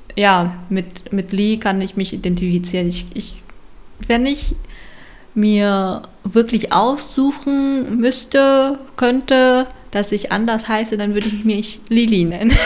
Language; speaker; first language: German; early bilingual, other home language; Vietnamese